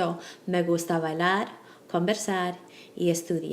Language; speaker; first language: Spanish; non-native, fluent; English